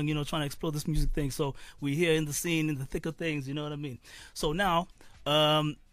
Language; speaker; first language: English; non-native, local second language; Swati